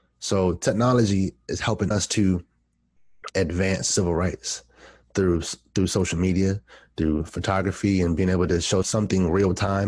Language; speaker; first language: English; native; English